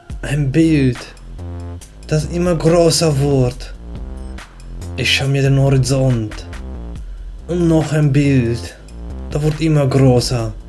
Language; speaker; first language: German; non-native, fluent; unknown